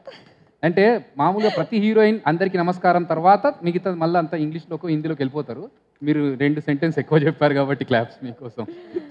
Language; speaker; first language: Telugu; native; Telugu